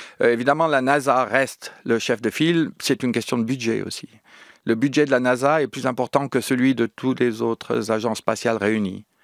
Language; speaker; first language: French; native; French